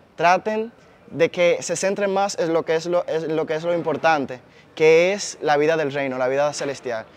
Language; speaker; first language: Spanish; native; Spanish